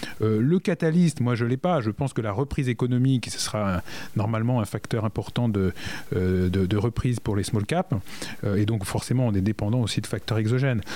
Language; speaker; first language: French; native; French